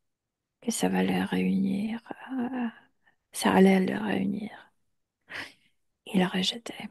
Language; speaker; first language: French; non-native, fluent; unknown